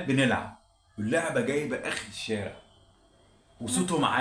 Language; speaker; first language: Arabic; native; Arabic